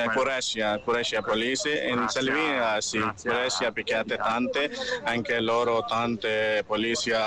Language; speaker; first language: Italian; non-native, learner; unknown